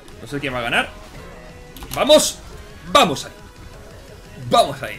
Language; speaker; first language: Spanish; native; Spanish